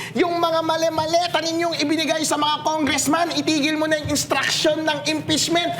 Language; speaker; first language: Filipino; non-native, local second language; Iloko